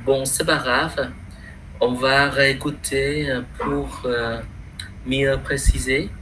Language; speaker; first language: French; non-native, fluent; Vietnamese